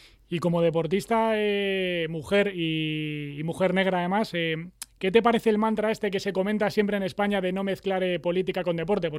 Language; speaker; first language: Spanish; native; Spanish